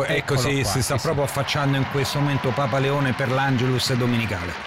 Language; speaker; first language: Italian; native; Italian